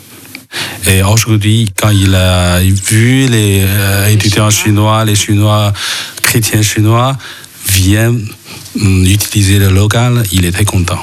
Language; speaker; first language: French; non-native, fluent; Chinese